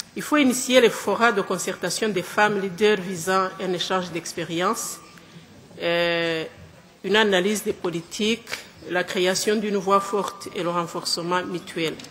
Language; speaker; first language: French; non-native, local second language; Kinyarwanda